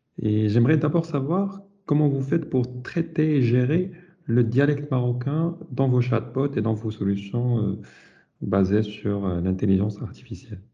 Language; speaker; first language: French; non-native, local second language; Arabic